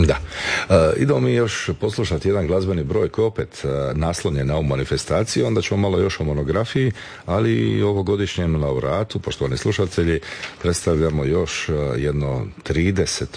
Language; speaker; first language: Serbian; native; Serbian